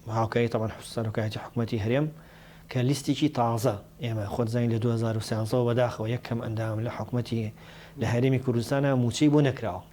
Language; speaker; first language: Central Kurdish; native; Central Kurdish